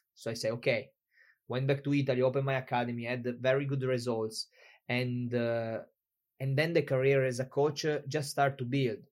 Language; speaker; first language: English; non-native, fluent; Italian